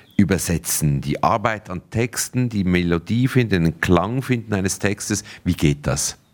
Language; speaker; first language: German; native; German